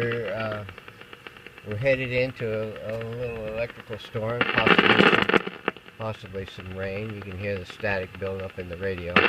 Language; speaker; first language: English; native; English